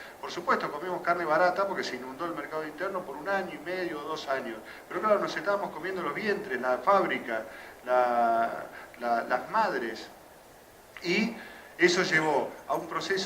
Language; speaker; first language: Spanish; native; Spanish